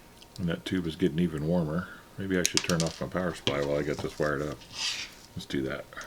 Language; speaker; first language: English; native; English